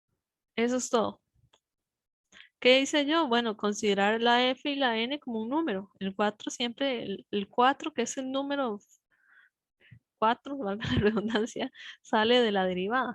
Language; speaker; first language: Spanish; native; Spanish